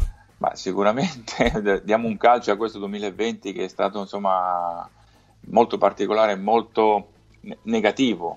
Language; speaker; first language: Italian; native; Italian